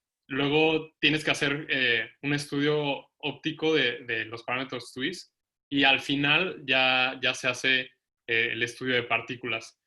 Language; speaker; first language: Spanish; native; Spanish